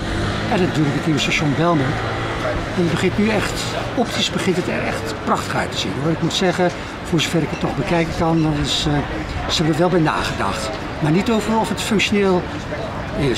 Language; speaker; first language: Dutch; native; Dutch